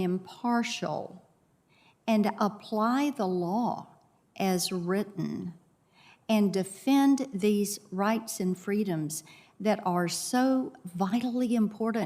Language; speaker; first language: English; native; English